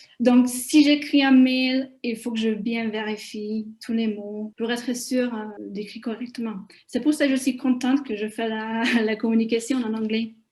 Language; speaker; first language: French; non-native, fluent; Hungarian